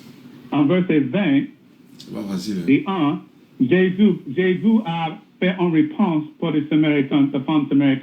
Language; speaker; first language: French; non-native, learner; English